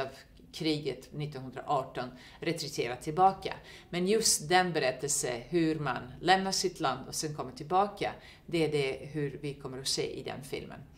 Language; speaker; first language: Swedish; non-native, fluent; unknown